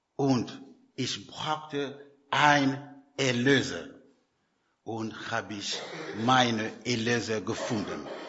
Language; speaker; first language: German; non-native, learner; French